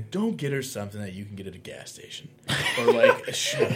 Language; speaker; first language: English; native; English